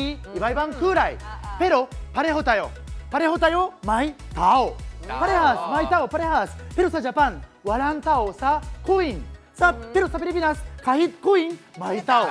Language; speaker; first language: Filipino; non-native, fluent; Japanese